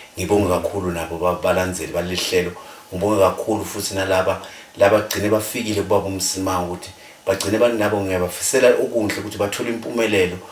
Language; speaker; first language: Zulu; non-native, local second language; Swati